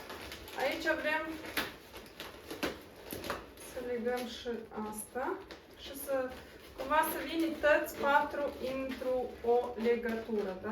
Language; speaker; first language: Romanian; non-native, local second language; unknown